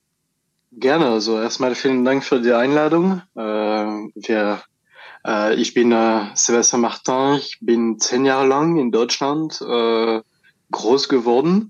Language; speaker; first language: German; non-native, fluent; French